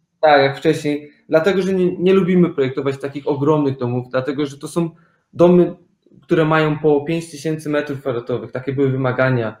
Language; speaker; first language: Polish; early bilingual, heritage; Polish